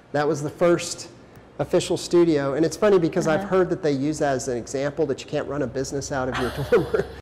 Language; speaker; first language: English; native; English